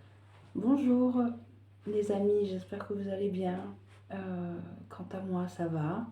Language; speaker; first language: French; native; French